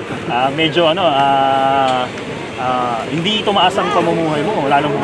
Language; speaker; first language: Filipino; native; Filipino